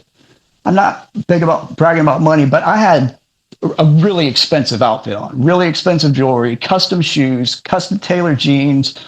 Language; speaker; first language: English; native; English